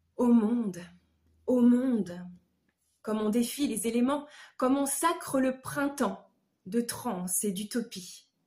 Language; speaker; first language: French; native; French